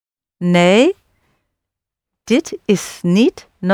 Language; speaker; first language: Dutch; non-native, learner; English